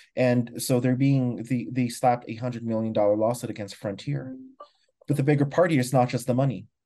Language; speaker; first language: English; non-native, local second language; Filipino